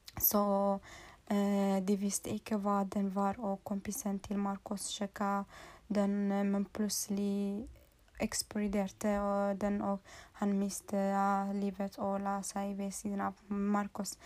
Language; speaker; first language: Swedish; non-native, learner; Norwegian